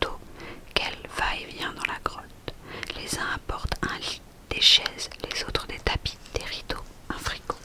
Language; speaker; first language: French; native; French